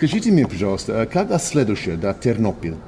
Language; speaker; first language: Russian; non-native, learner; English